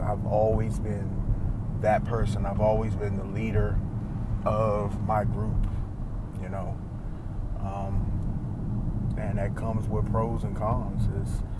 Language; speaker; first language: English; native; English